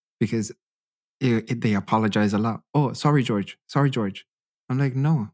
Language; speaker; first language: English; native; English